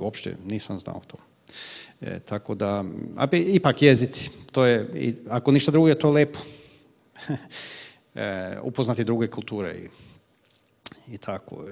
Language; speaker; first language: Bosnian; non-native, fluent; Swedish